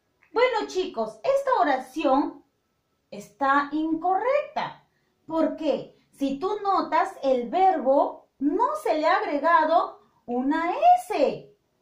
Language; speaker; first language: Spanish; native; Spanish